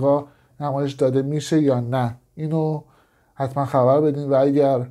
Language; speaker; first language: Persian; native; Persian